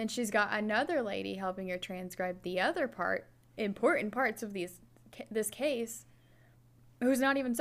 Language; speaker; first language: English; native; English